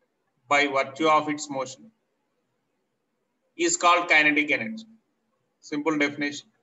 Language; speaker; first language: English; non-native, local second language; Telugu